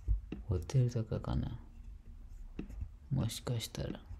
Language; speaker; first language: Japanese; non-native, fluent; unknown